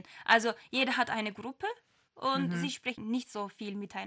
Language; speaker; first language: German; non-native, learner; Turkish